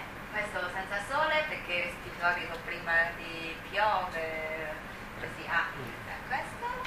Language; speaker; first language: Italian; non-native, learner; Chinese